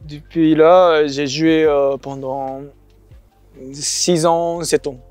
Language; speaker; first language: French; non-native, learner; Japanese